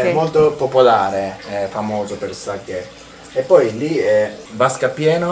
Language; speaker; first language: Italian; non-native, learner; Japanese